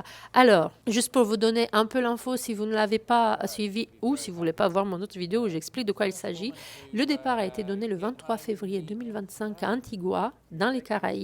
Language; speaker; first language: French; native; French